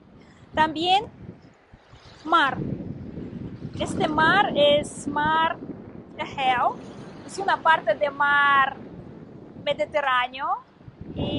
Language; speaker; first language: Spanish; non-native, learner; Russian